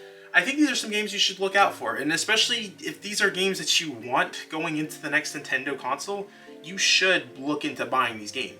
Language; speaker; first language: English; native; English